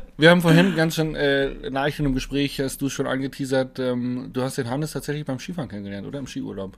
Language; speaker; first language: German; native; German